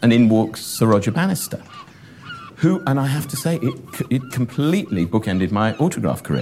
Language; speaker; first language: English; native; English